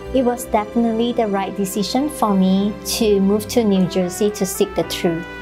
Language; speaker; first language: English; non-native, local second language; Chinese